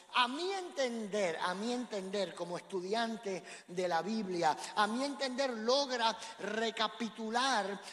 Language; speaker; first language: Spanish; native; Spanish